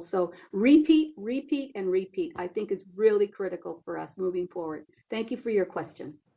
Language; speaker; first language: English; early bilingual, other home language; Spanish